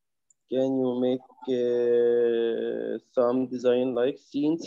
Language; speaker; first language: English; non-native, learner; Arabic